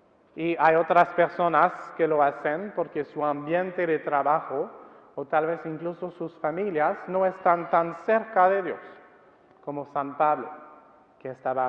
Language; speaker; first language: Spanish; non-native, fluent; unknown